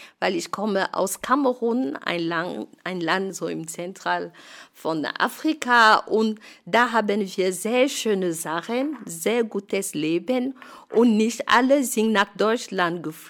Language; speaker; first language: German; non-native, fluent; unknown